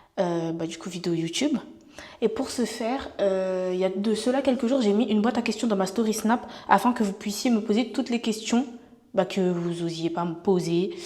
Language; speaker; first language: French; native; French